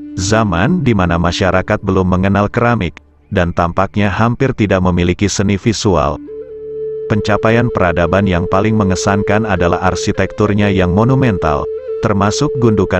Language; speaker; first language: Indonesian; native; Indonesian